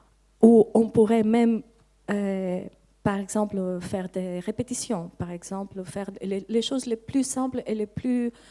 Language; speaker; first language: French; non-native, fluent; Greek